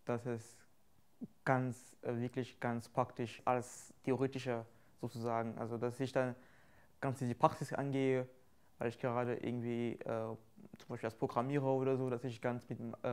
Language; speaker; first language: German; non-native, fluent; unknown